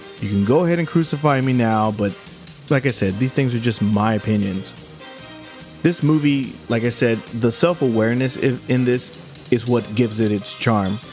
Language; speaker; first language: English; native; English